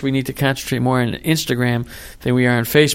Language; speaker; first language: English; native; English